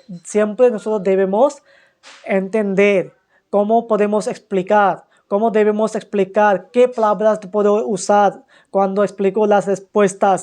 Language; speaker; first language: Spanish; non-native, fluent; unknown